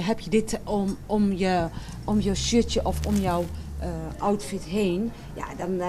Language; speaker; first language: Dutch; native; Dutch